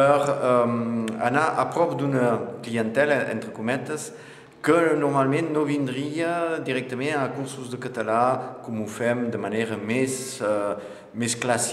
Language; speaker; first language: Catalan; non-native, local second language; French